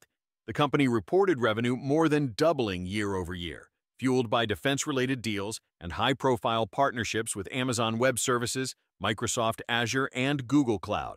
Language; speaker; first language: English; native; English